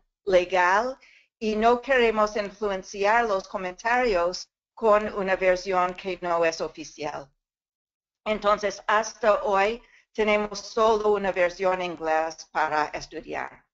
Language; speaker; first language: Spanish; non-native, fluent; English